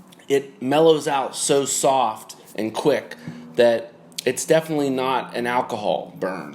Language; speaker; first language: English; native; English